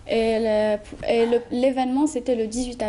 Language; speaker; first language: French; non-native, local second language; Arabic